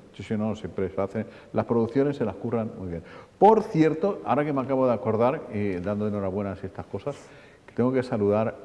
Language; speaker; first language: Spanish; native; Spanish